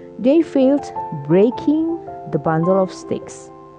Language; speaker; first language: English; non-native, fluent; Indonesian